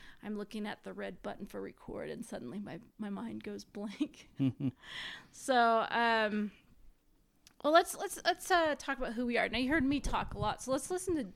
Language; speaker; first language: English; native; English